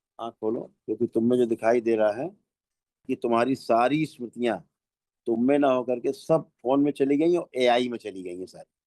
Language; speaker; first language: Hindi; native; Hindi